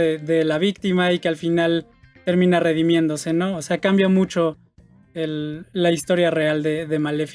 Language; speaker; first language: Spanish; native; Spanish